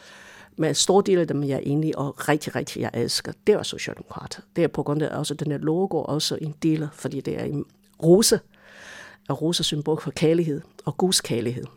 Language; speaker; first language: Danish; non-native, fluent; Chinese